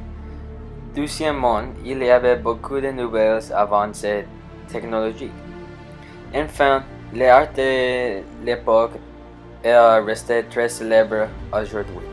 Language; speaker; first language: French; non-native, learner; English